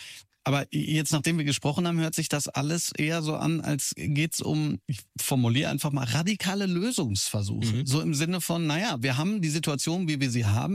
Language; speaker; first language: German; native; German